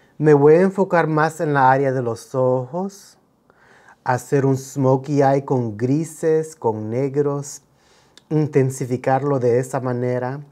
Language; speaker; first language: Spanish; early bilingual, heritage; Spanish